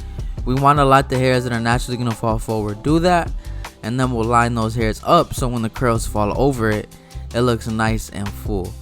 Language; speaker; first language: English; native; English